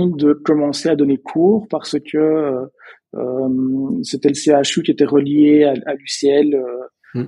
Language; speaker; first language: French; native; French